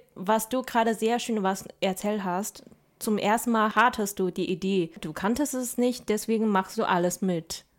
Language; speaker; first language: German; non-native, fluent; Chinese